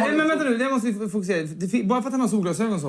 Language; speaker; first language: Swedish; native; Swedish